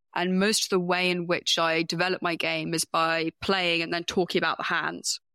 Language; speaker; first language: English; native; English